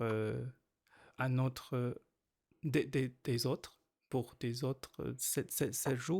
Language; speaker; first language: French; non-native, learner; Chinese